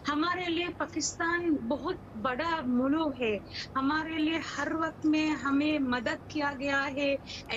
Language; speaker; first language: Hindi; non-native, learner; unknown